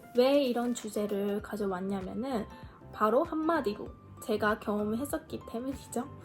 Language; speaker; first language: Korean; non-native, fluent; Japanese